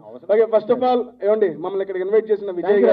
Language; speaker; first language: Telugu; native; Telugu